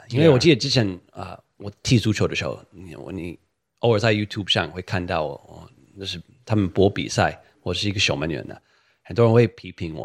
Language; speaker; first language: Chinese; non-native, fluent; English